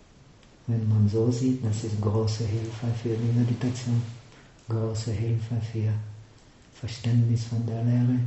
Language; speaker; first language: German; non-native, fluent; Czech